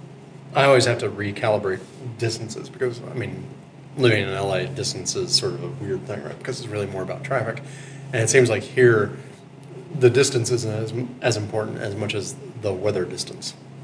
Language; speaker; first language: English; native; English